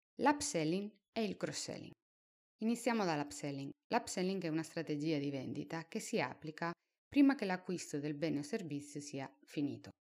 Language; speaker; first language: Italian; non-native, fluent; Spanish